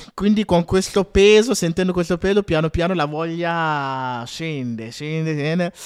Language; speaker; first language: Italian; early bilingual, other home language; Akan